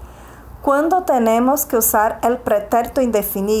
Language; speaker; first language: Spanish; non-native, fluent; Portuguese